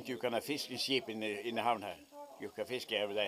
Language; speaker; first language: English; non-native, learner; Swedish